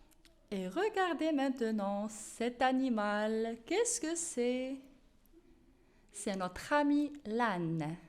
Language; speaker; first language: French; non-native, local second language; Arabic